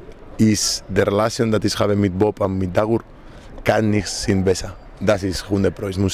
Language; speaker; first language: German; non-native, learner; Spanish